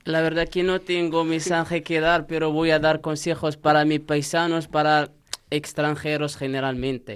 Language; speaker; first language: Spanish; non-native, learner; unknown